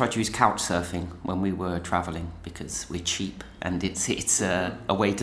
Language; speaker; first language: English; native; English